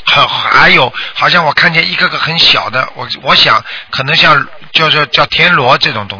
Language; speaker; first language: Chinese; native; Chinese